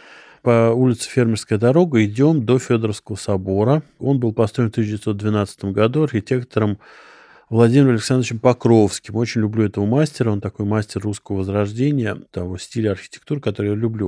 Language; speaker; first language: Russian; native; Russian